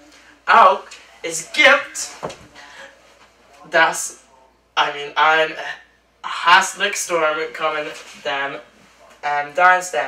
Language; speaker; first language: German; non-native, learner; English